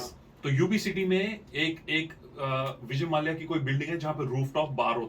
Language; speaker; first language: Hindi; native; Hindi